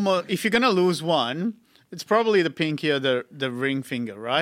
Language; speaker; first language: English; non-native, local second language; Sinhala